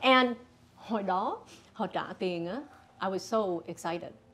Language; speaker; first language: English; early bilingual, other home language; Vietnamese